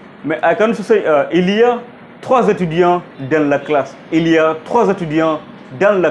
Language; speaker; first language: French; non-native, fluent; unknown